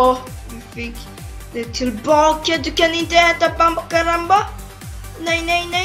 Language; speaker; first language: Swedish; early bilingual, other home language; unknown